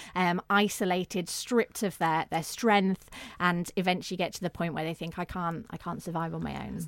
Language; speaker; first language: English; native; English